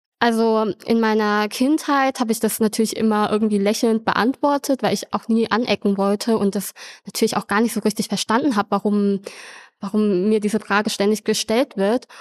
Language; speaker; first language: German; early bilingual, other home language; Vietnamese